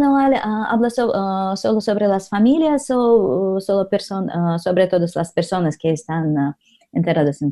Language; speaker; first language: Spanish; non-native, learner; Russian